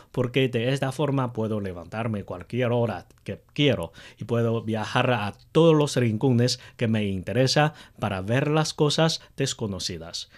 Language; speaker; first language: Spanish; non-native, fluent; Chinese